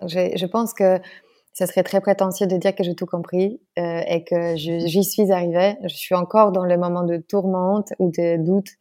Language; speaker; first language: French; non-native, fluent; Polish